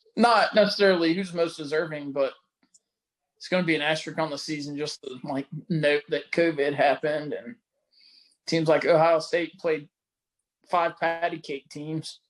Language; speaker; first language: English; native; English